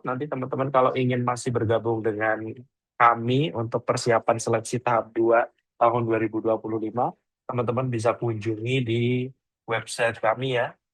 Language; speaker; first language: Indonesian; native; Indonesian